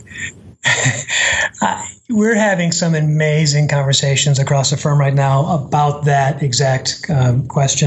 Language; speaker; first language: English; native; English